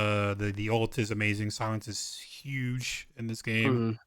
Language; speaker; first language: English; native; English